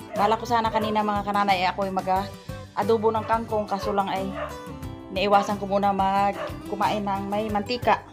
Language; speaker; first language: Filipino; non-native, local second language; Cebuano